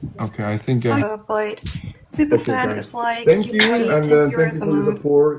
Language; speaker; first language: English; non-native, fluent; Korean